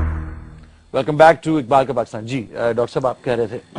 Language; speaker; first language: Urdu; native; Urdu